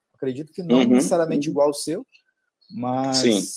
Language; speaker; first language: Portuguese; native; Portuguese